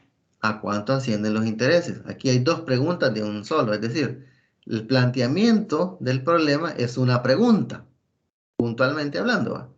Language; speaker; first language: Spanish; native; Spanish